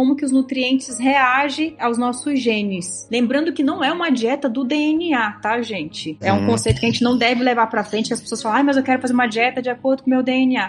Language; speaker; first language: Portuguese; native; Portuguese